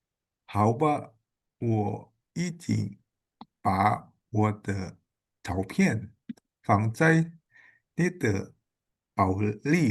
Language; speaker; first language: Chinese; non-native, learner; Indonesian